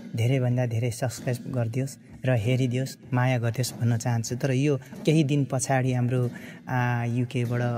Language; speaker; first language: Nepali; non-native, local second language; Limbu